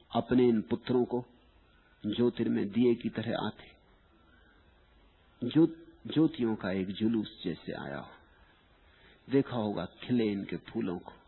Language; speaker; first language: Hindi; native; Hindi